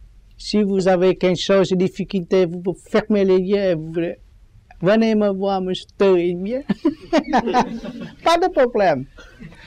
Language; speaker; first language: French; non-native, learner; Vietnamese